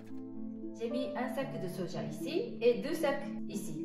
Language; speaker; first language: French; non-native, fluent; Japanese